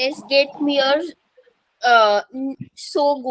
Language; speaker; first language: German; non-native, learner; Marathi